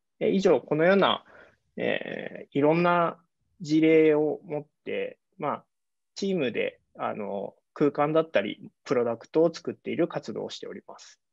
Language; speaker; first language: Japanese; native; Japanese